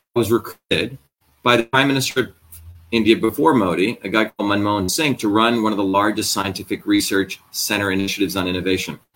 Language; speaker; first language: English; native; English